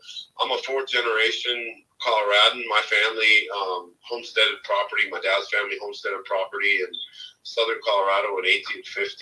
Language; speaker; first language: English; native; English